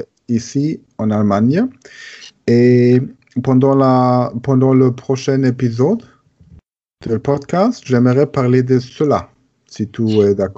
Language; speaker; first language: French; non-native, learner; German